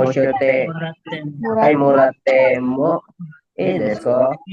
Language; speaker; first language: Japanese; non-native, learner; Filipino